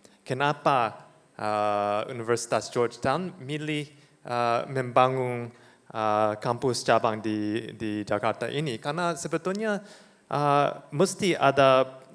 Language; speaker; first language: Indonesian; non-native, fluent; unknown